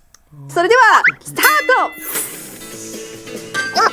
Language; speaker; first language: Japanese; native; Japanese